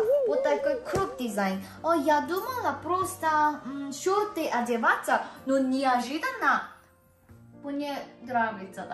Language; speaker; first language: Russian; non-native, fluent; Korean